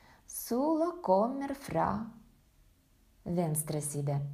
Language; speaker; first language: Norwegian; non-native, fluent; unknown